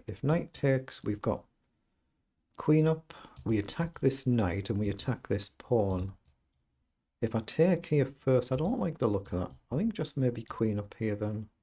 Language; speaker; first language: English; native; English